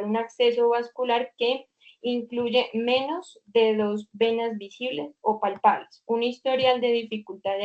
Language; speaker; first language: Spanish; native; Spanish